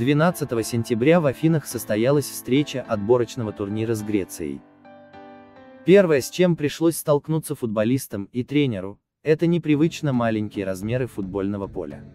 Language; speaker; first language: Russian; native; Russian